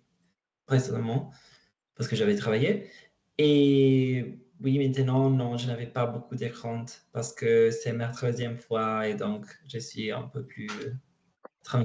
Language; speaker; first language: French; non-native, learner; Italian